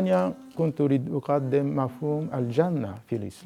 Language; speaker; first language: Arabic; non-native, fluent; Japanese